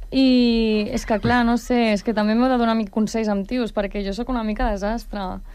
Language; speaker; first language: Catalan; native; Catalan